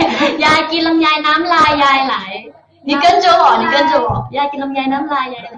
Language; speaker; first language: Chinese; non-native, fluent; Thai